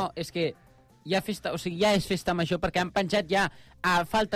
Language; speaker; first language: Catalan; native; Catalan